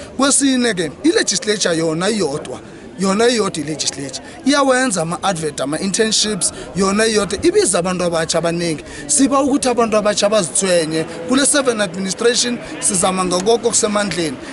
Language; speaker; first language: Zulu; non-native, local second language; South Ndebele